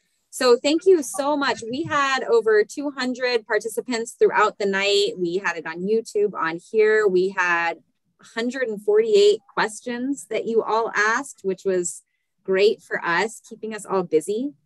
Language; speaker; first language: English; native; English